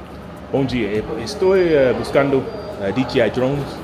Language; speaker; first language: Portuguese; non-native, learner; English